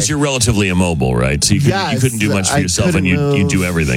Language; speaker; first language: English; native; English